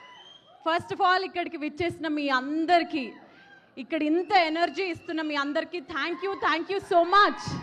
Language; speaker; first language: Telugu; native; Telugu